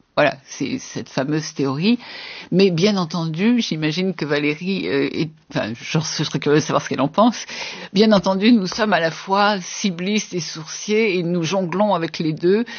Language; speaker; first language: French; native; French